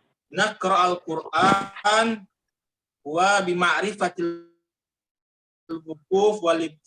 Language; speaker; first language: Arabic; non-native, learner; Indonesian